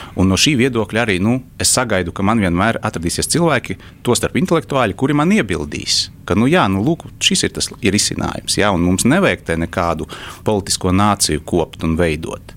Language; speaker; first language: Latvian; non-native, local second language; Russian